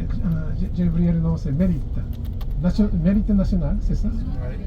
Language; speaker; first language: French; non-native, fluent; Japanese